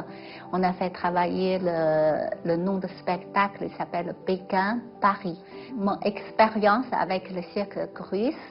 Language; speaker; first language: French; non-native, fluent; Chinese